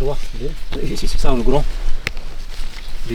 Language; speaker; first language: French; non-native, learner; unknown